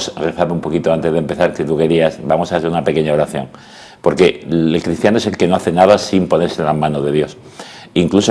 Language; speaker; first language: Spanish; native; Spanish